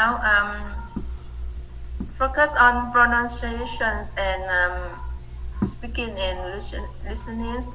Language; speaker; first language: English; non-native, learner; Vietnamese